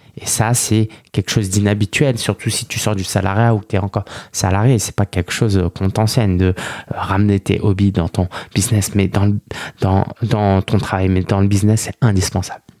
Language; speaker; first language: French; early bilingual, other home language; Chinese